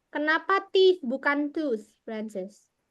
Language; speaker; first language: English; non-native, local second language; Indonesian